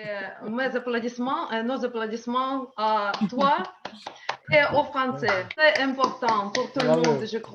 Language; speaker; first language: French; non-native, learner; Russian